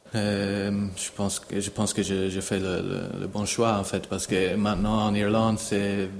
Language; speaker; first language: French; non-native, learner; English